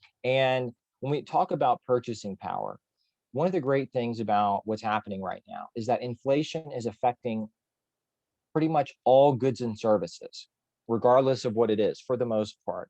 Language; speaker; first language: English; native; English